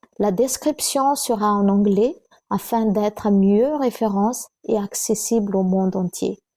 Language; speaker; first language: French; non-native, local second language; Malagasy